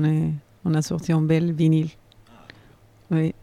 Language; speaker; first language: French; non-native, fluent; Spanish